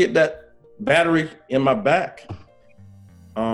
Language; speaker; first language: English; native; English